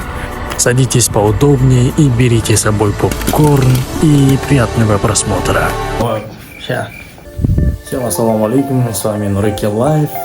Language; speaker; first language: Russian; non-native, local second language; Kazakh